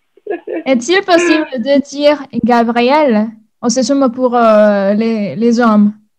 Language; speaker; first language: French; non-native, fluent; Spanish